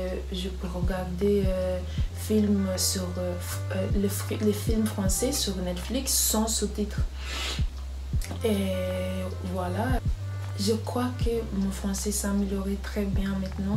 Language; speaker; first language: French; non-native, learner; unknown